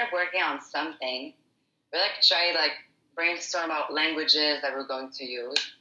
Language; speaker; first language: English; non-native, fluent; Arabic